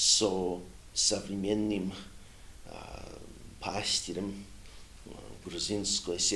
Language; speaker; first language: Russian; non-native, learner; English